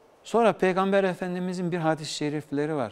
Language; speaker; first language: Turkish; native; Turkish